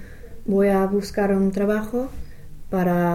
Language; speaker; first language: Spanish; non-native, fluent; English